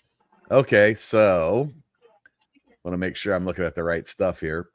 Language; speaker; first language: English; native; English